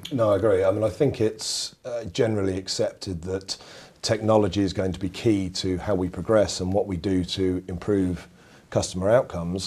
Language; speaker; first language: English; native; English